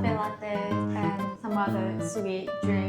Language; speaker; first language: English; non-native, fluent; Japanese